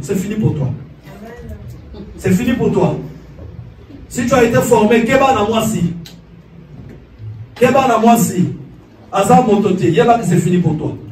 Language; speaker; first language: French; non-native, local second language; Lingala